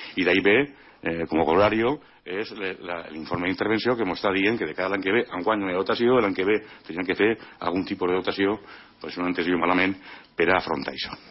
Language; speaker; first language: Catalan; non-native, local second language; Spanish